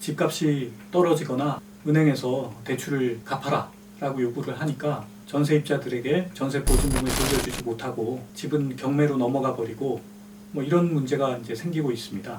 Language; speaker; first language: Korean; native; Korean